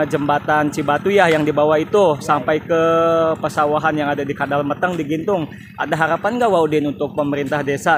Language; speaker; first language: Indonesian; native; Indonesian